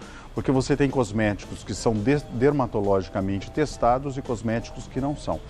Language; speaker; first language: Portuguese; native; Portuguese